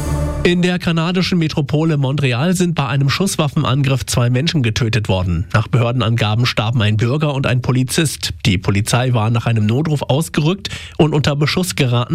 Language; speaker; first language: German; native; German